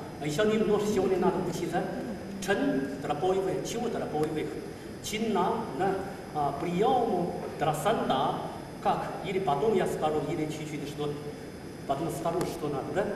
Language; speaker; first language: Russian; non-native, learner; Chinese